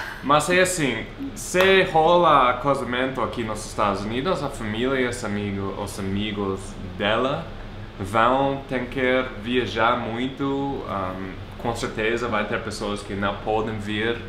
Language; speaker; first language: Portuguese; non-native, fluent; English